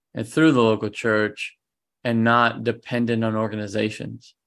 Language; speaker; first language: English; native; English